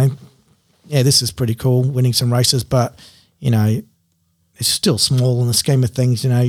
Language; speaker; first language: English; native; English